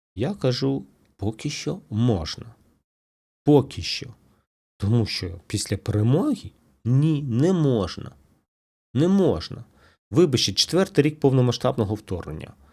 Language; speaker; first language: Ukrainian; non-native, local second language; Russian